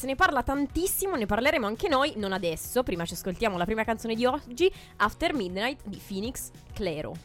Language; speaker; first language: Italian; native; Italian